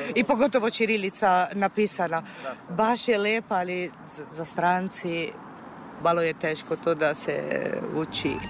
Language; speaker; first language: Serbian; non-native, fluent; Italian